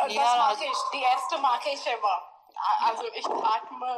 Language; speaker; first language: German; non-native, learner; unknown